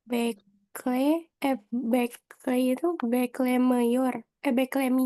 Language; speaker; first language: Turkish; non-native, learner; Indonesian